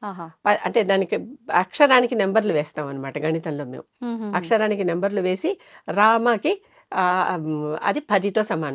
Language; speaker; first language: Telugu; native; Telugu